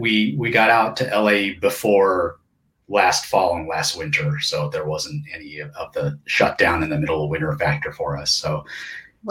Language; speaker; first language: English; early bilingual, other home language; Japanese